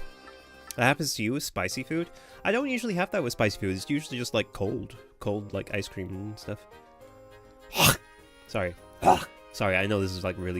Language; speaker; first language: English; native; English